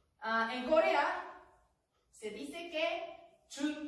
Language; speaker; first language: Spanish; non-native, learner; Korean